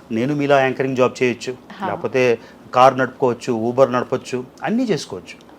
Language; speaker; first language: Telugu; native; Telugu